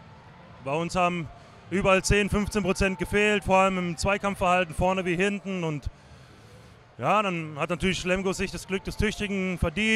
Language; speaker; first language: German; native; German